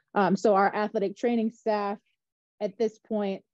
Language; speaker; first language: English; native; English